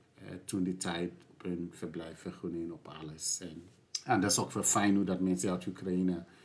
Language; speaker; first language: Dutch; non-native, fluent; English